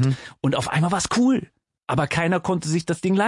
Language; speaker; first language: German; native; German